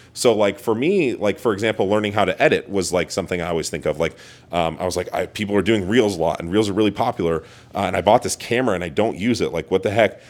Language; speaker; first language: English; native; English